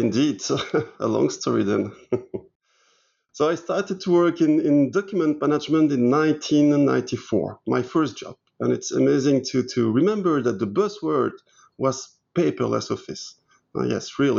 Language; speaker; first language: English; non-native, fluent; French